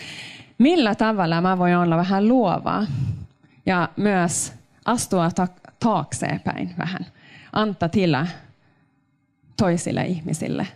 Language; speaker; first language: Finnish; non-native, local second language; Swedish